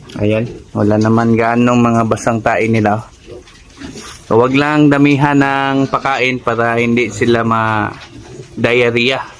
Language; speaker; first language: Filipino; non-native, local second language; Cebuano